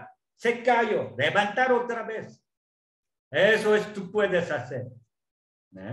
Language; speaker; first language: Spanish; non-native, learner; Korean